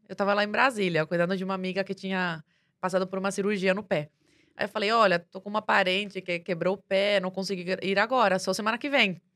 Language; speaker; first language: Portuguese; early bilingual, other home language; Spanish